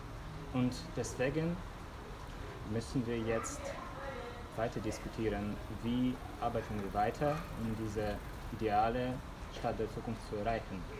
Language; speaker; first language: German; non-native, fluent; Russian